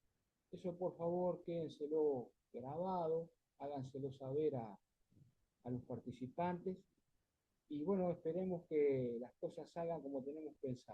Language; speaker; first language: Spanish; native; Spanish